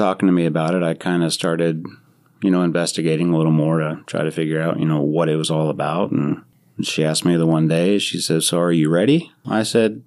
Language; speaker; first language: English; native; English